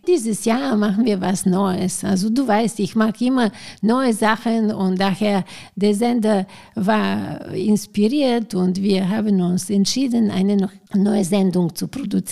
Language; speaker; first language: German; non-native, fluent; Bulgarian